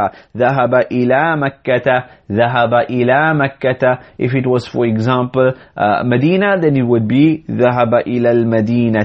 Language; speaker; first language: Arabic; non-native, fluent; English